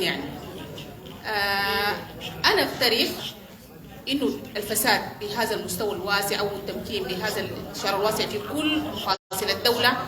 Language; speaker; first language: Arabic; native; Arabic